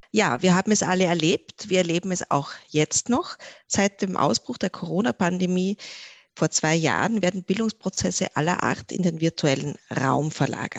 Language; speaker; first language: German; native; German